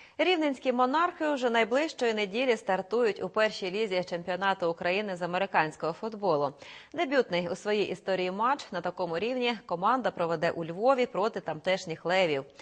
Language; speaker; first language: Ukrainian; native; Ukrainian